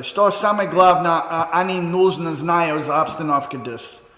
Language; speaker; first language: Russian; non-native, learner; English